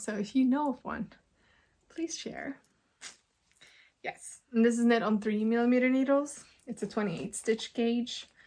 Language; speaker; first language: English; non-native, fluent; Norwegian